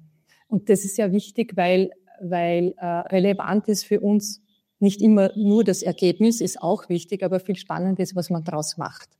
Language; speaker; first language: German; native; German